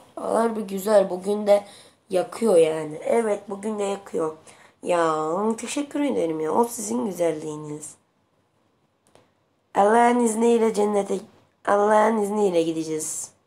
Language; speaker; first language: Turkish; native; Turkish